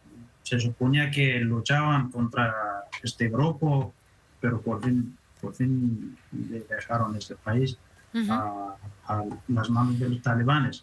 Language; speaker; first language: Spanish; non-native, fluent; Persian